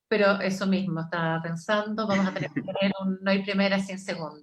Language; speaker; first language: Spanish; native; Spanish